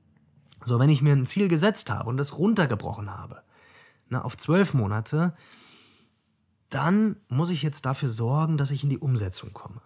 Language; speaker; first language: German; native; German